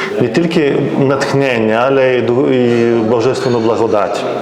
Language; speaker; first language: Ukrainian; non-native, fluent; Lithuanian